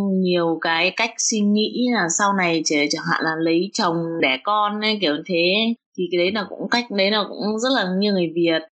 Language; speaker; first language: Vietnamese; early bilingual, other home language; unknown